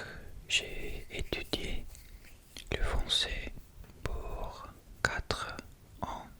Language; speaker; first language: French; non-native, fluent; English